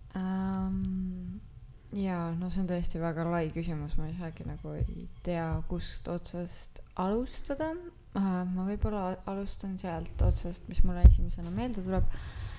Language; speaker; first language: Estonian; native; Estonian